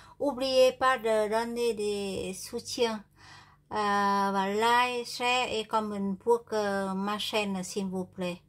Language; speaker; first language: French; non-native, learner; Vietnamese